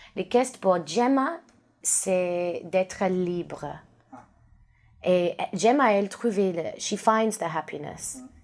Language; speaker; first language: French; non-native, learner; English